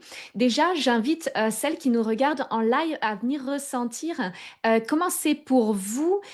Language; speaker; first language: French; native; French